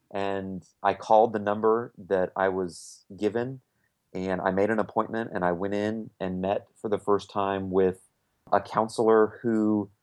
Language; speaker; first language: English; native; English